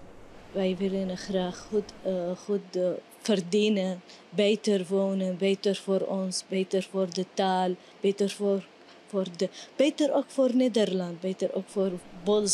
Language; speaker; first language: Dutch; non-native, learner; Arabic